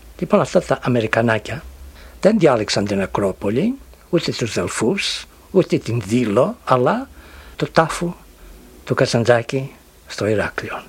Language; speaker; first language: Greek; early bilingual, heritage; Greek